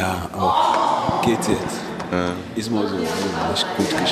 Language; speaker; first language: German; non-native, fluent; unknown